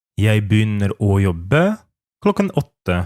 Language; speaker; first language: Norwegian; non-native, fluent; Polish